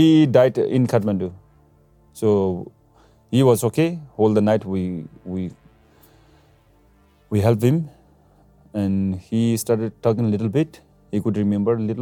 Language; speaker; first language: English; non-native, local second language; Sherpa